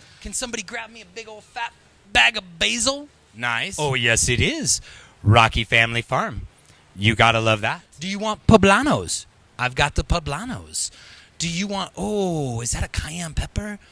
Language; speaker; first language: English; native; English